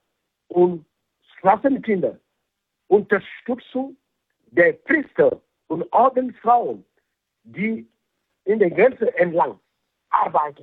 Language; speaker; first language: German; non-native, fluent; French